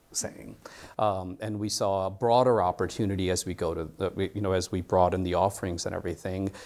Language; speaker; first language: English; early bilingual, other home language; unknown